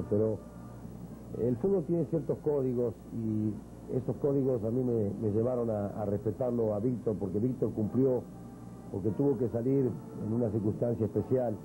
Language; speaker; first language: Spanish; native; Spanish